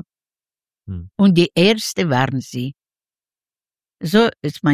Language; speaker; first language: German; non-native, learner; Yiddish